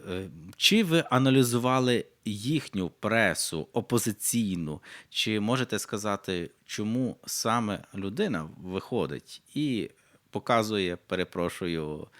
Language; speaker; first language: Ukrainian; native; Ukrainian